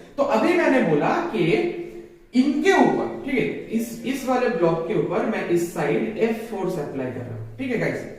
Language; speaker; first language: Hindi; native; Hindi